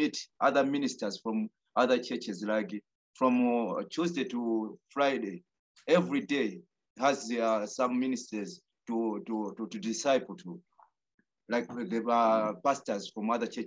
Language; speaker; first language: English; non-native, local second language; Nyanja